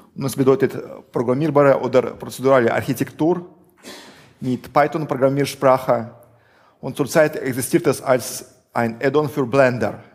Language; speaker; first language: German; non-native, fluent; Russian